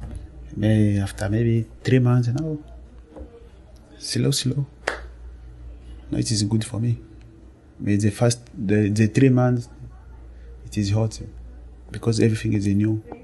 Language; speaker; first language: English; non-native, learner; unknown